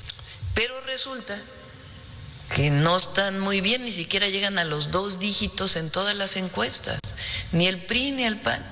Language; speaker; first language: Spanish; native; Spanish